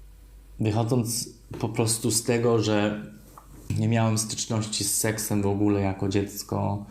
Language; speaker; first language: Polish; early bilingual, heritage; Polish